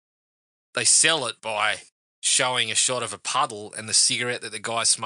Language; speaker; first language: English; native; English